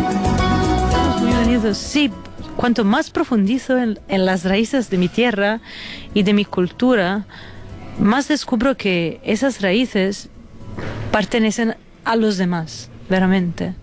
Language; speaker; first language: Spanish; non-native, fluent; Italian